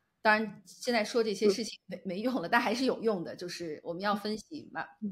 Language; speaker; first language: Chinese; native; Chinese